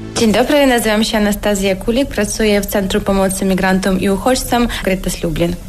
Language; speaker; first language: Polish; non-native, fluent; Ukrainian